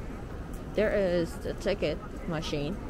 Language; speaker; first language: English; non-native, learner; Korean